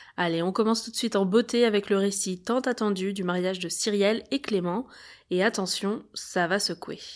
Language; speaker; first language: French; native; French